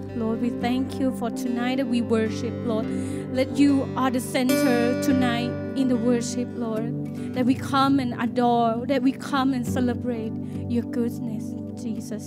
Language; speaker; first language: English; non-native, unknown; Thai